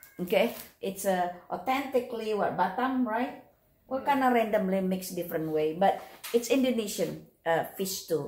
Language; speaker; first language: English; non-native, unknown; Indonesian